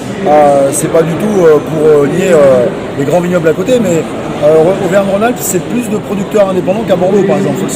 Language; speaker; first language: French; native; French